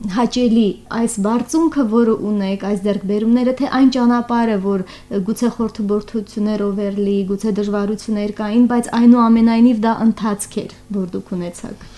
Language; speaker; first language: Armenian; native; Armenian